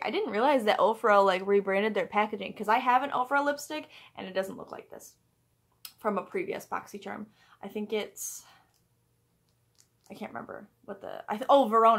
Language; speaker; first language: English; native; English